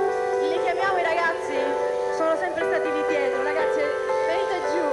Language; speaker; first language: Italian; native; Italian